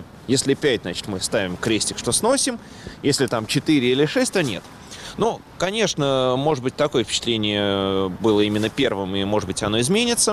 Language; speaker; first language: Russian; native; Russian